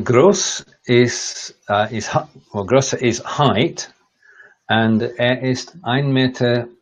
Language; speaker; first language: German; non-native, learner; English